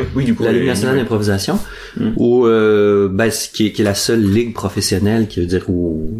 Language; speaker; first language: French; native; French